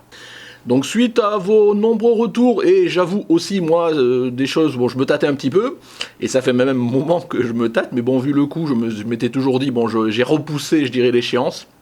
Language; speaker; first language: French; native; French